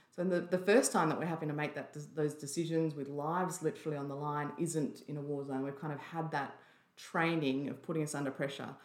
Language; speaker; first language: English; native; English